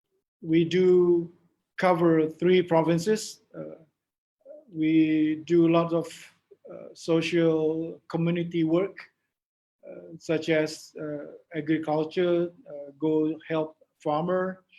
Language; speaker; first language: English; non-native, learner; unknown